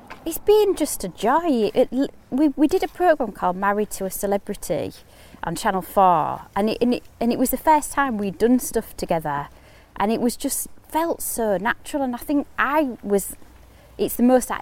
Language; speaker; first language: English; native; English